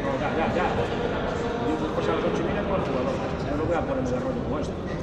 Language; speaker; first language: Spanish; native; Spanish